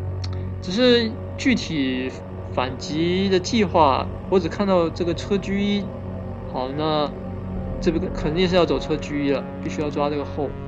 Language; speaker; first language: Chinese; native; Chinese